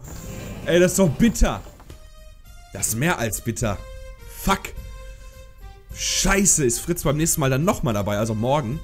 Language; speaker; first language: German; native; German